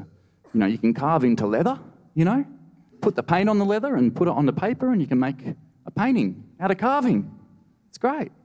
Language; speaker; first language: English; native; English